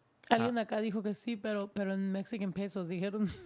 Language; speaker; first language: Spanish; early bilingual, heritage; Spanish